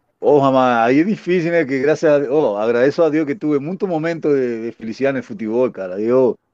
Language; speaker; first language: Portuguese; non-native, fluent; Spanish